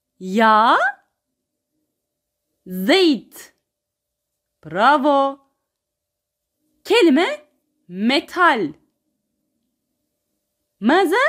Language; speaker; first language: Arabic; non-native, fluent; Turkish